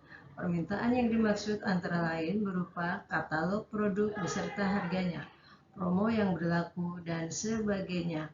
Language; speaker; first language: Indonesian; native; Indonesian